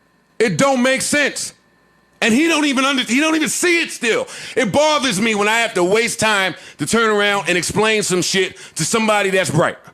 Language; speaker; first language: English; native; English